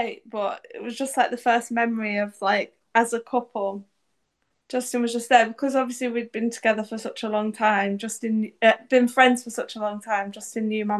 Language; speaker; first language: English; native; English